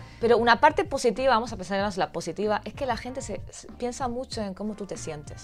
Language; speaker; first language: Spanish; native; Spanish